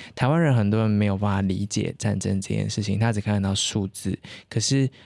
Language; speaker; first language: Chinese; native; Chinese